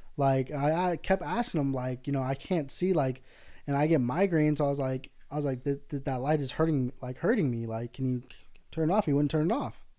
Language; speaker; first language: English; early bilingual, other home language; Spanish